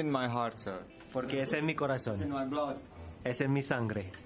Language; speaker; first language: Spanish; non-native, learner; Indonesian